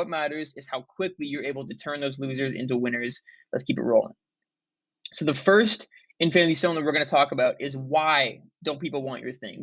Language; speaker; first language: English; native; English